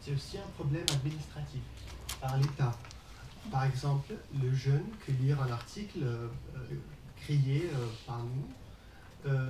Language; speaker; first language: French; non-native, learner; Arabic